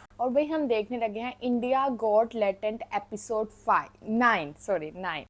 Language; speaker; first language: Hindi; non-native, local second language; Punjabi